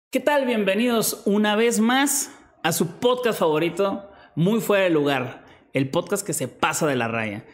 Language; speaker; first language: Spanish; native; Spanish